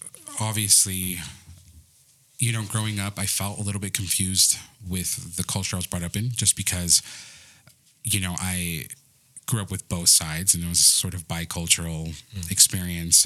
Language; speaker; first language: English; early bilingual, other home language; Spanish